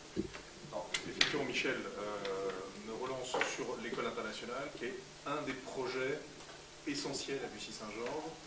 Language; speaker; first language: French; native; French